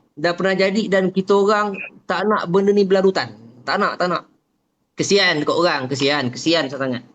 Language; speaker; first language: Malay; native; Malay